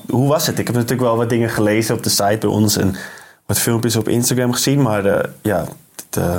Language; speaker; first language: Dutch; native; Dutch